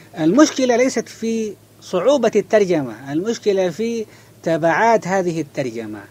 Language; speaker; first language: Arabic; non-native, fluent; Malay